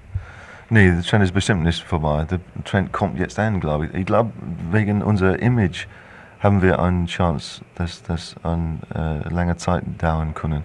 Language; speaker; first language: German; non-native, fluent; English